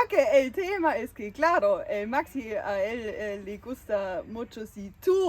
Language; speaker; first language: Spanish; non-native, fluent; German